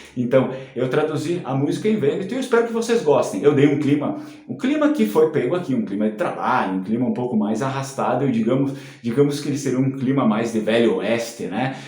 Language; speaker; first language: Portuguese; native; Portuguese